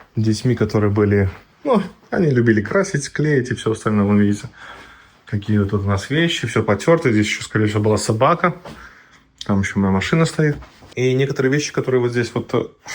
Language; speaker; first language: Russian; native; Russian